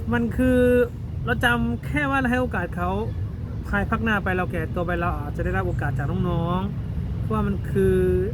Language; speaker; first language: Thai; native; Thai